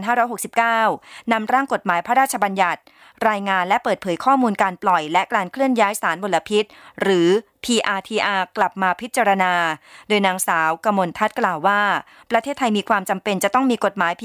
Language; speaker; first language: Thai; native; Thai